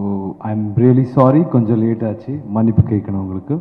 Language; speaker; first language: Tamil; non-native, learner; Kannada